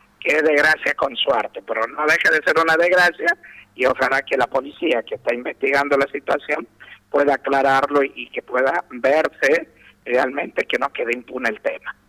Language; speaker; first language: Spanish; native; Spanish